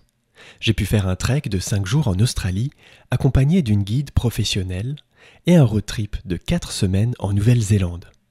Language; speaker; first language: French; native; French